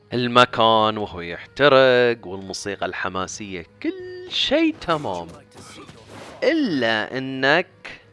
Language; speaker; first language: Arabic; native; Arabic